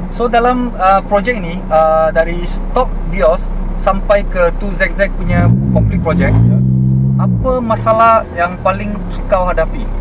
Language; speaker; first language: Malay; native; Malay